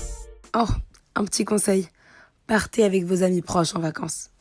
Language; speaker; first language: French; native; French